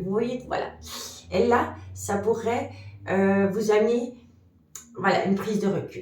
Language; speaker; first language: French; native; French